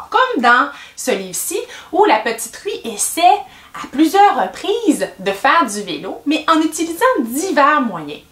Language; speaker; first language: French; native; French